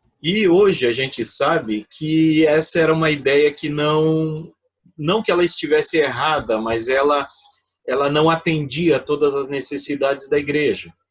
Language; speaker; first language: Portuguese; native; Portuguese